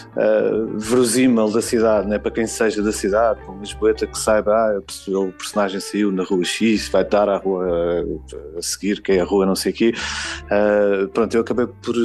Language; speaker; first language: Portuguese; native; Portuguese